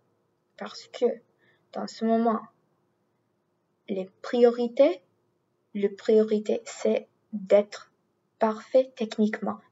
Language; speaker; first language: French; non-native, learner; English